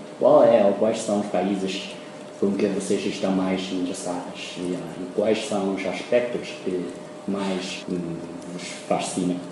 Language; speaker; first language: Portuguese; non-native, fluent; Chinese